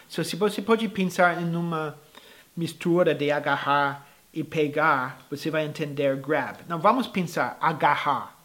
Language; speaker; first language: Portuguese; non-native, fluent; English